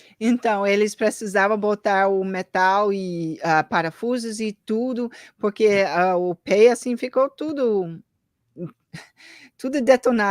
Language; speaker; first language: Portuguese; early bilingual, heritage; English